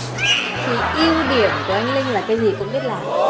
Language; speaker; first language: Vietnamese; native; Vietnamese